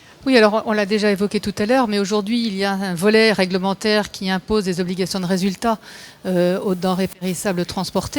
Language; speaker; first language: French; native; French